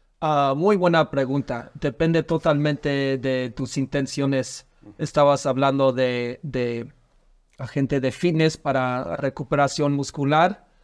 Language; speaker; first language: Spanish; non-native, learner; English